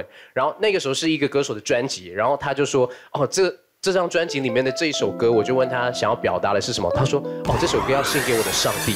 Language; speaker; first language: Chinese; native; Chinese